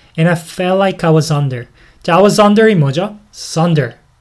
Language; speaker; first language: English; non-native, fluent; Korean